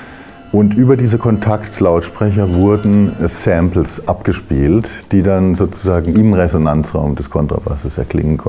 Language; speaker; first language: German; native; German